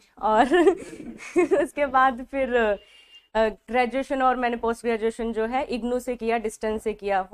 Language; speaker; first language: Hindi; non-native, local second language; Punjabi